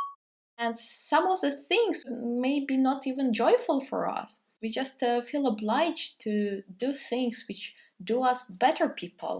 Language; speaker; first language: English; non-native, fluent; Russian